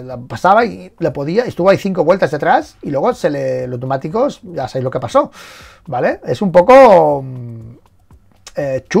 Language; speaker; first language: Spanish; native; Spanish